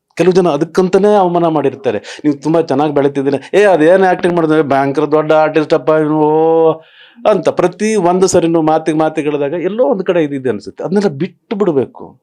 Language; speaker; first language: Kannada; native; Kannada